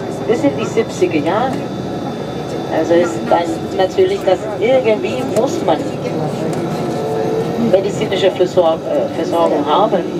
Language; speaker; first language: German; non-native, fluent; Spanish